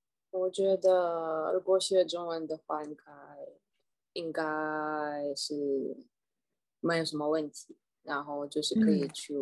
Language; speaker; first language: Chinese; non-native, fluent; Russian